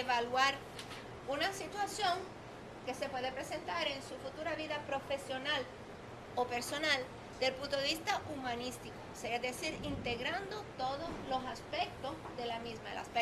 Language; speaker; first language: Spanish; non-native, fluent; Italian